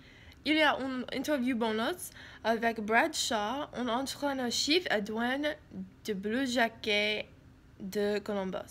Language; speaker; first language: French; non-native, learner; English